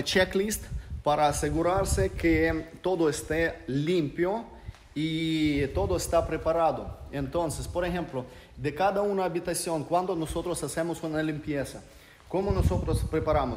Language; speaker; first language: Spanish; non-native, fluent; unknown